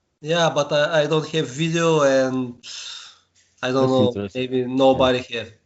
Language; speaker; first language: English; non-native, learner; Bulgarian